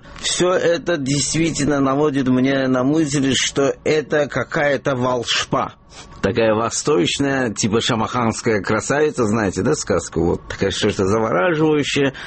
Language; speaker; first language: Russian; non-native, local second language; Azerbaijani